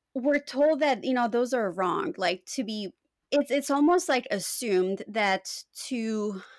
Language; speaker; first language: English; non-native, fluent; Romanian